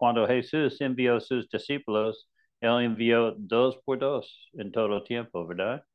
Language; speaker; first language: Spanish; non-native, learner; English